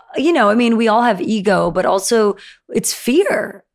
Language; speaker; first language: English; native; English